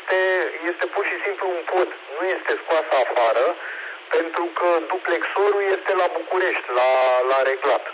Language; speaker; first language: Romanian; native; Romanian